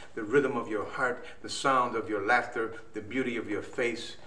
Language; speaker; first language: English; native; English